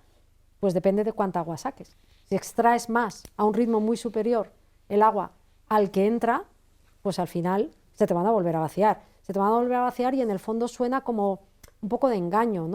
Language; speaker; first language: Spanish; native; Spanish